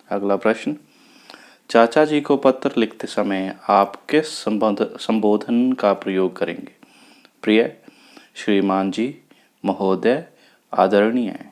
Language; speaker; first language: Hindi; non-native, local second language; Punjabi